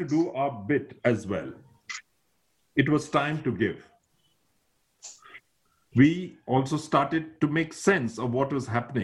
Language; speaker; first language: English; non-native, local second language; Nepali